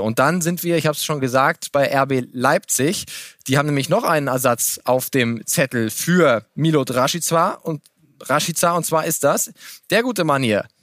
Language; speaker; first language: German; native; German